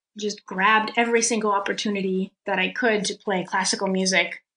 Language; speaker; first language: English; early bilingual, other home language; Russian